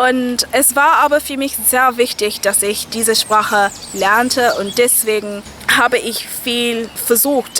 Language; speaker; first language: German; non-native, fluent; English